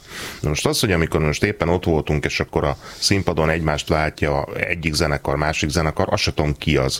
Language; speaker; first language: Hungarian; native; Hungarian